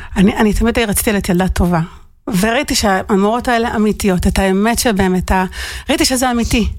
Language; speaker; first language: Hebrew; early bilingual, other home language; Russian